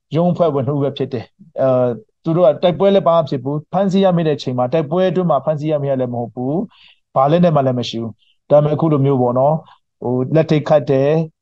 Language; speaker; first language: Burmese; non-native, local second language; Hakha Chin